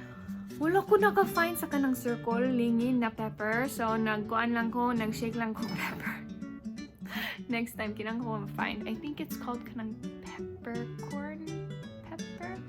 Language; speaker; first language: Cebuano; non-native, local second language; English